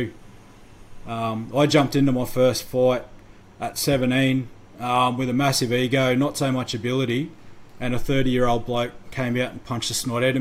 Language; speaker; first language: English; native; English